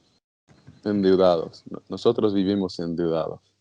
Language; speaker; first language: Spanish; non-native, learner; English